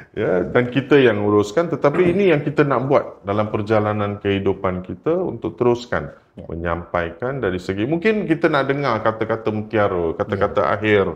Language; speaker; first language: Malay; native; Malay